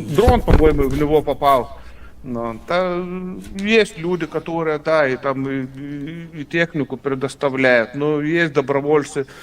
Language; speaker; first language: Russian; non-native, fluent; Lithuanian